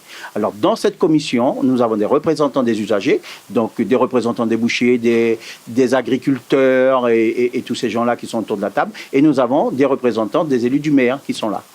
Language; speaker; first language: French; native; French